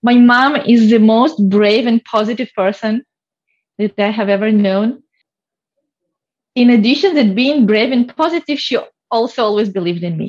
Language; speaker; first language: English; non-native, fluent; Russian